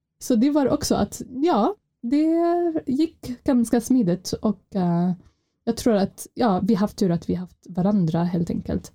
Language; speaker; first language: Swedish; non-native, fluent; Arabic